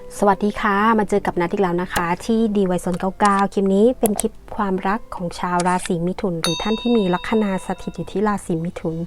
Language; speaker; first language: Thai; native; Thai